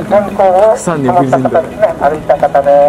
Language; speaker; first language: Japanese; native; Japanese